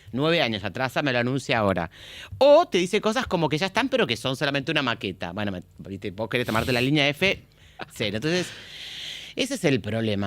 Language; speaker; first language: Spanish; native; Spanish